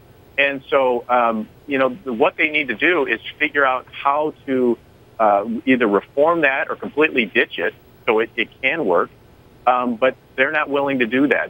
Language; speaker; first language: English; native; English